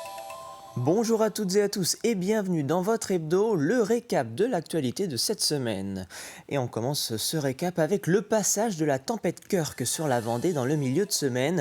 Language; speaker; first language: French; native; French